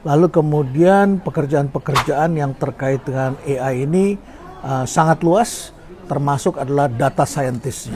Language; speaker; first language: Indonesian; native; Indonesian